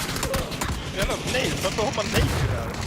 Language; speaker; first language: Swedish; native; Swedish